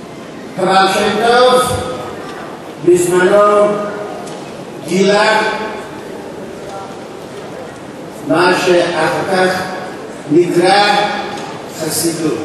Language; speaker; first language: Hebrew; non-native, fluent; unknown